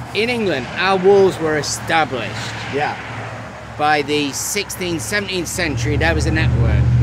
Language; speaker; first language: English; native; English